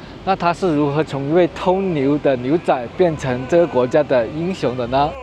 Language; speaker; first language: Chinese; native; Chinese